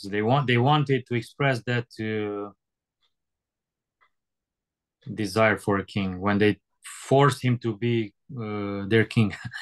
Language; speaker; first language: English; non-native, fluent; Romanian